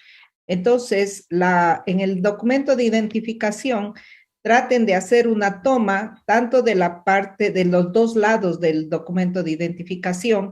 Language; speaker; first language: Spanish; native; Spanish